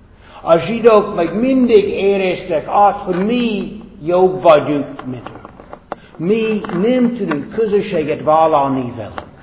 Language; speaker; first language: Hungarian; non-native, fluent; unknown